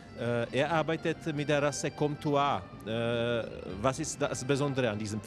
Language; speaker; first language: German; non-native, local second language; Czech